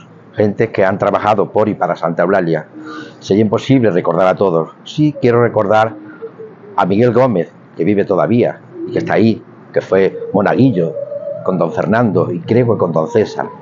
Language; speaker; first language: Spanish; native; Spanish